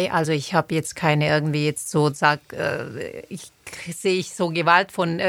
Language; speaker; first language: German; non-native, fluent; Turoyo